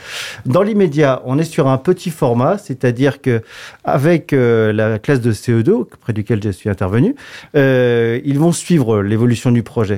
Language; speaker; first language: French; native; French